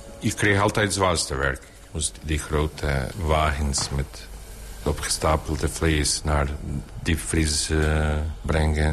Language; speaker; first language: Dutch; non-native, learner; Bosnian